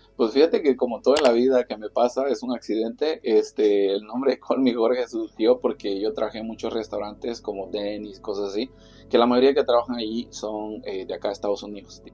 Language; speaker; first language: Spanish; native; Spanish